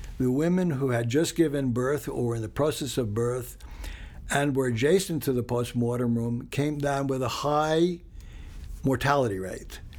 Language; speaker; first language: English; early bilingual, other home language; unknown